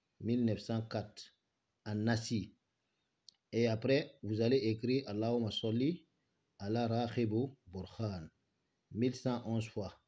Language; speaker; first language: French; non-native, local second language; Bambara